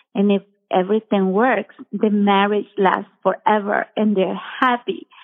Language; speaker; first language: English; non-native, fluent; Spanish